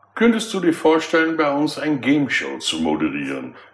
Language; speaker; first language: German; early bilingual, other home language; Dutch